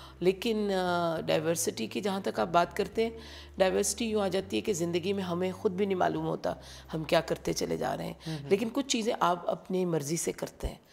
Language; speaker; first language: Urdu; native; Urdu